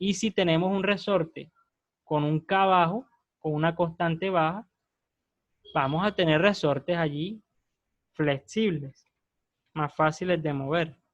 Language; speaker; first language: Spanish; native; Spanish